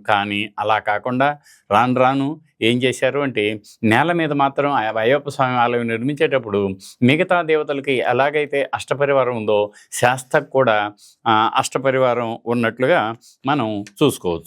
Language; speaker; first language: Telugu; native; Telugu